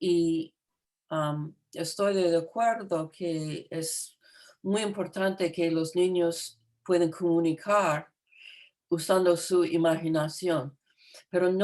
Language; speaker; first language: Spanish; non-native, fluent; English